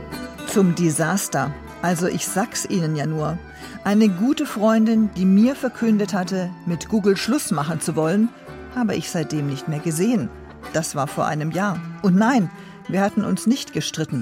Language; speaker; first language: German; native; German